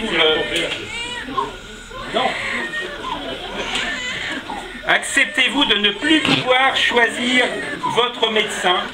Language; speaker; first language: French; native; French